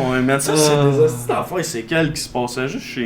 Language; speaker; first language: French; native; French